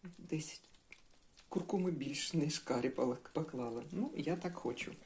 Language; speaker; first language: Ukrainian; non-native, local second language; Russian